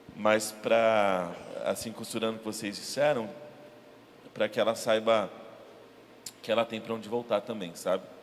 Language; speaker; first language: Portuguese; native; Portuguese